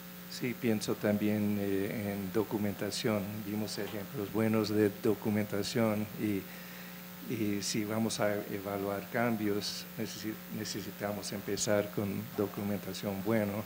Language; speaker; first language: Spanish; non-native, fluent; English